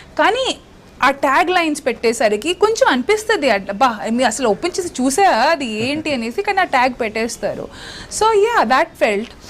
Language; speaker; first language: Telugu; non-native, local second language; Hindi